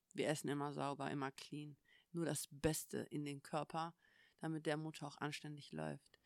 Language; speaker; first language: German; native; German